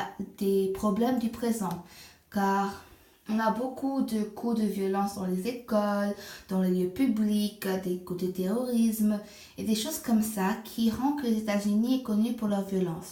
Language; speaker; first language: French; non-native, fluent; English